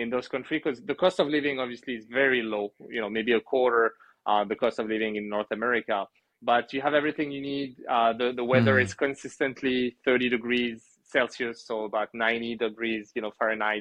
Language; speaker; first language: English; non-native, fluent; French